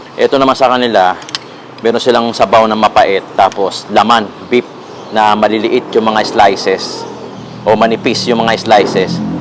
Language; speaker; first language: Filipino; native; Filipino